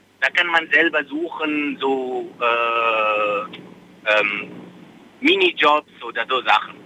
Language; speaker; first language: German; non-native, fluent; Arabic